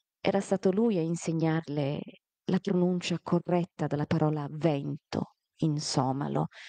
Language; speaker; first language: Italian; early bilingual, other home language; Amharic